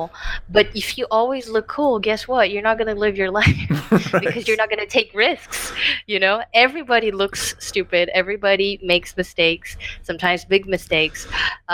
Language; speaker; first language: English; non-native, fluent; Portuguese